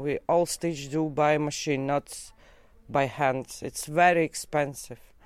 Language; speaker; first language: English; non-native, learner; Latvian